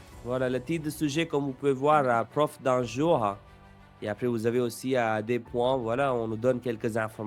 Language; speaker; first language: French; non-native, fluent; English